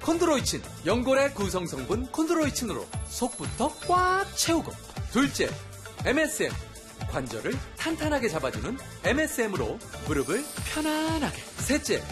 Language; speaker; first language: Korean; native; Korean